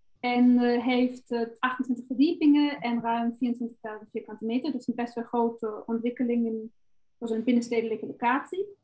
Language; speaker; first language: Dutch; non-native, fluent; German